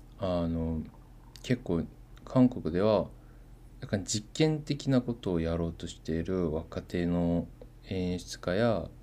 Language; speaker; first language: Japanese; native; Japanese